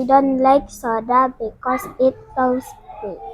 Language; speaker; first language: English; non-native, learner; Indonesian